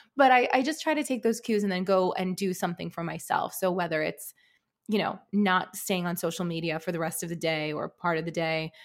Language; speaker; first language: English; native; English